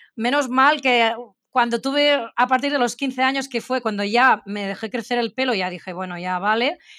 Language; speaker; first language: Spanish; native; Spanish